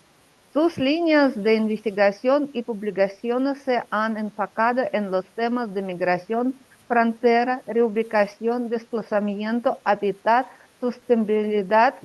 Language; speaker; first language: Spanish; non-native, learner; Russian